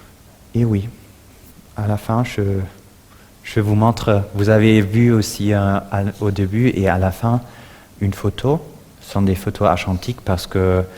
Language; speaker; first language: French; non-native, fluent; German